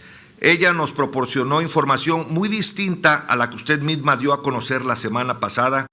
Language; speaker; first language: Spanish; native; Spanish